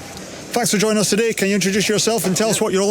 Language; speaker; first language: English; native; English